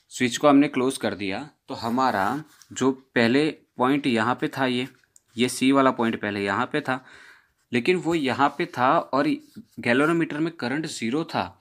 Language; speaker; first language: Hindi; non-native, local second language; Gujarati